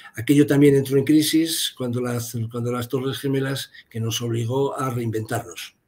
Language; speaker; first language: Spanish; native; Spanish